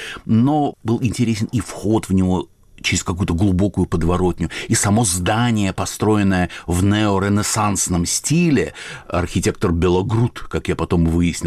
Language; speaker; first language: Russian; native; Russian